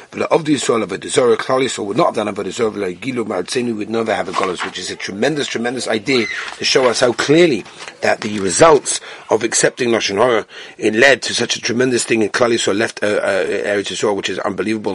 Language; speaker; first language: English; native; English